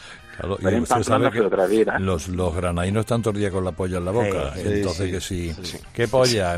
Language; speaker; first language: Spanish; native; Spanish